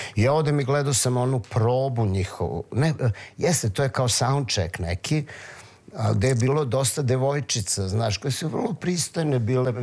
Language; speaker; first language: Serbian; early bilingual, heritage; Serbian